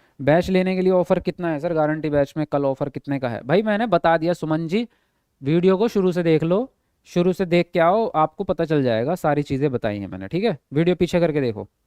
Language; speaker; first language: Hindi; native; Hindi